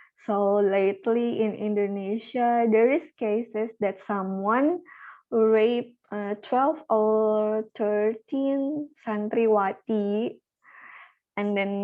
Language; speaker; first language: English; non-native, learner; Indonesian